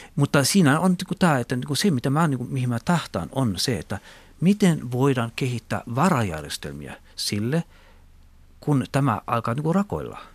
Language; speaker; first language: Finnish; non-native, local second language; Swedish